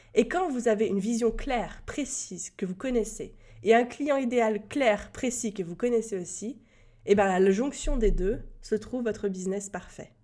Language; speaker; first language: French; native; French